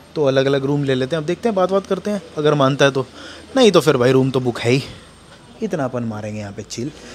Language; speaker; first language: Hindi; native; Hindi